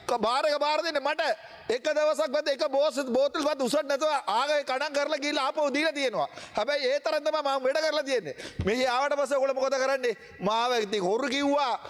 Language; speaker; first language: Sinhala; non-native, local second language; Tamil